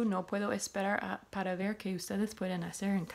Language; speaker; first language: Spanish; non-native, fluent; English